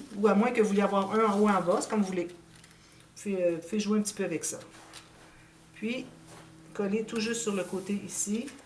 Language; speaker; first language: French; native; French